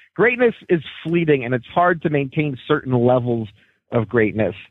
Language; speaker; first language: English; native; English